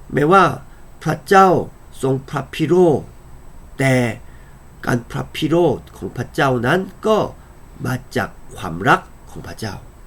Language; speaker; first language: Thai; non-native, fluent; Korean